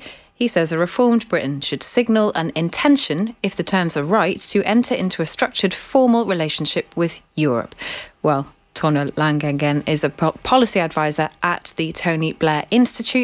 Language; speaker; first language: English; native; English